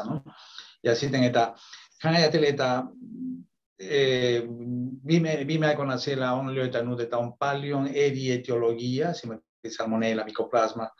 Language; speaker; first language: Finnish; non-native, fluent; Spanish